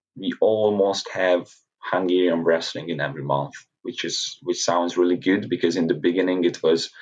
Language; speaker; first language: English; non-native, fluent; Hungarian